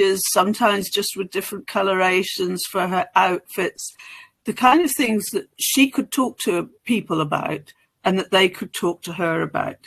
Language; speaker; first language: English; native; English